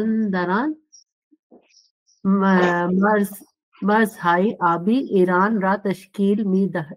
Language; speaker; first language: Persian; non-native, fluent; Urdu